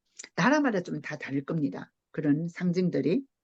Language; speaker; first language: Korean; native; Korean